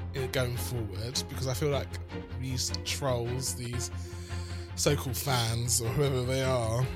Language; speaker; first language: English; native; English